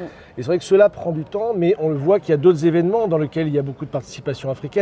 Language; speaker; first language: French; native; French